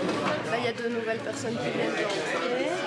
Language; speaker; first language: French; native; French